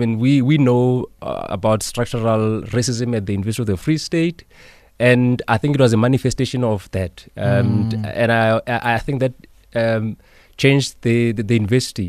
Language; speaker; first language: English; non-native, local second language; Southern Sotho